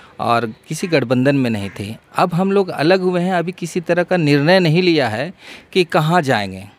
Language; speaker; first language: Hindi; native; Hindi